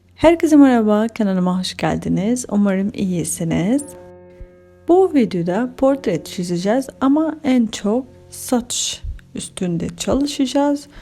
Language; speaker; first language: Turkish; non-native, fluent; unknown